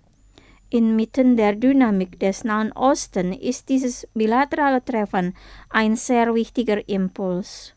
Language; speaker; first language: German; non-native, fluent; Indonesian